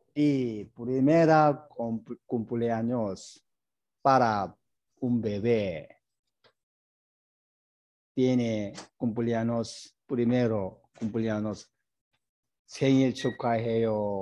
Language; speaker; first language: Spanish; non-native, learner; Korean